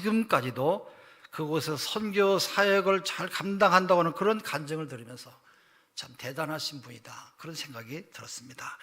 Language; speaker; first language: Korean; native; Korean